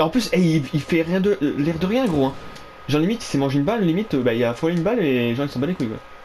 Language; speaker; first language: French; native; French